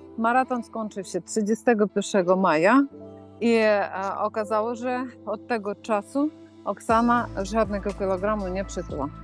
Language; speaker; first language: Polish; non-native, fluent; Ukrainian